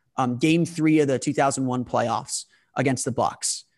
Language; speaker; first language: English; native; English